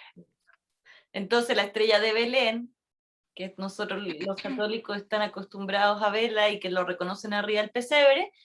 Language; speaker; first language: Spanish; native; Spanish